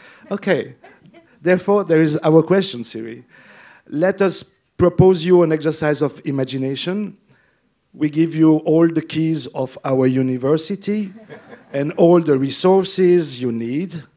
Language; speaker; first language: English; non-native, fluent; French